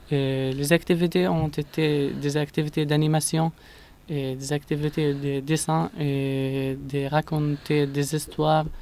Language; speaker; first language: French; non-native, learner; Arabic